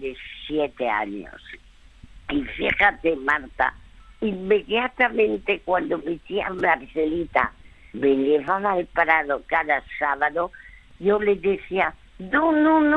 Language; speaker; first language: Spanish; early bilingual, other home language; French